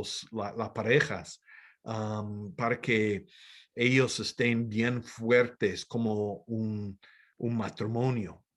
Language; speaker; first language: Spanish; non-native, fluent; English